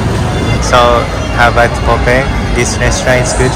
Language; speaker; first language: English; non-native, learner; Japanese